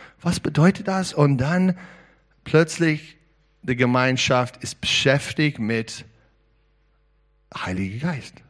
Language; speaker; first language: German; non-native, learner; English